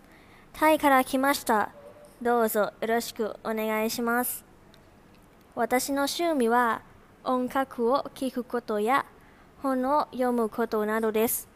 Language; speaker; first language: Japanese; non-native, learner; Thai